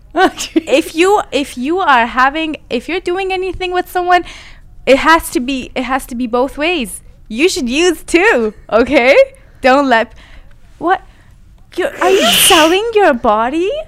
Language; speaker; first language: English; non-native, fluent; Persian